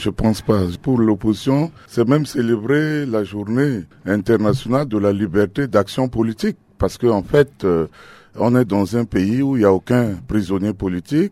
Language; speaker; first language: French; non-native, local second language; Sango